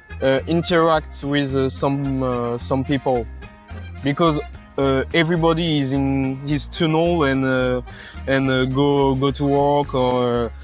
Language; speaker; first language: English; non-native, learner; French